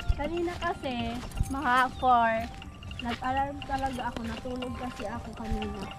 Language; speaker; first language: Filipino; non-native, local second language; Bikol